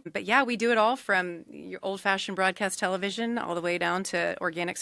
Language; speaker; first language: English; native; English